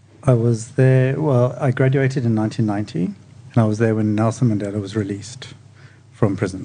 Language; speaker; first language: English; native; English